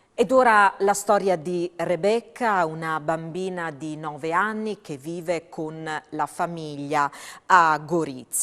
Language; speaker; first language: Italian; native; Italian